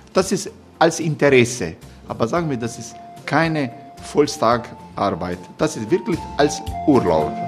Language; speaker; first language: German; non-native, learner; Croatian